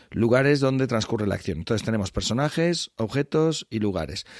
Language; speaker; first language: Spanish; native; Spanish